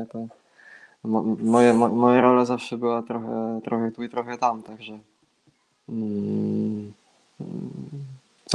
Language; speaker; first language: Polish; non-native, fluent; Italian